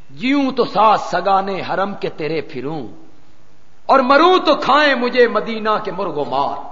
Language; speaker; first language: Urdu; non-native, local second language; Punjabi